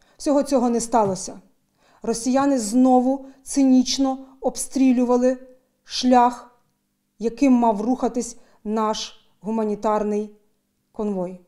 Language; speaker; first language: Ukrainian; native; Ukrainian